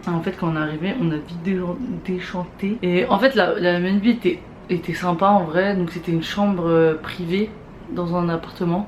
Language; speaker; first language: French; native; French